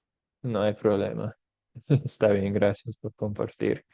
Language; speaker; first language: Spanish; non-native, fluent; English